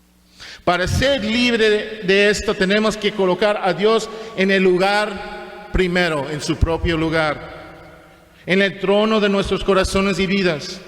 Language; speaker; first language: Spanish; non-native, fluent; English